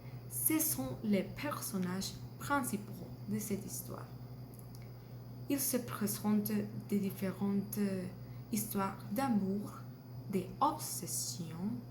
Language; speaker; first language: French; non-native, learner; Spanish